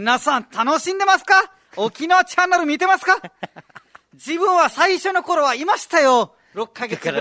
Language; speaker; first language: Japanese; non-native, fluent; Nepali